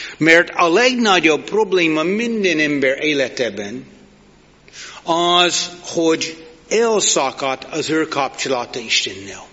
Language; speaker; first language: Hungarian; non-native, learner; English